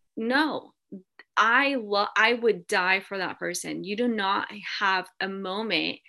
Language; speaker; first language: English; early bilingual, other home language; Spanish